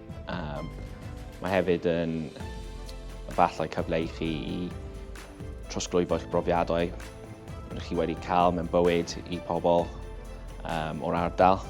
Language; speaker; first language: Welsh; non-native, local second language; English